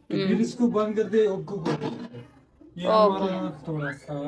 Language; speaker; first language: Hindi; non-native, fluent; Pashto